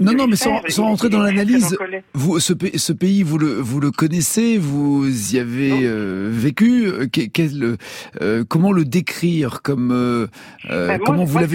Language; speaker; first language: French; native; French